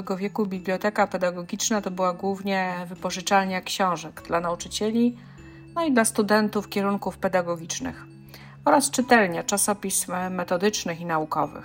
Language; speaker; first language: Polish; native; Polish